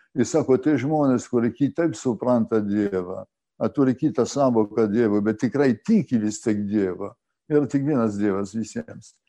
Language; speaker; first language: Lithuanian; early bilingual, heritage; Lithuanian